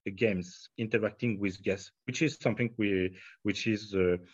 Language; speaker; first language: English; non-native, fluent; French